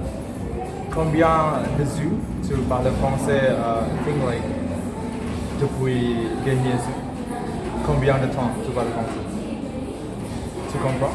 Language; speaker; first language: French; non-native, learner; Indonesian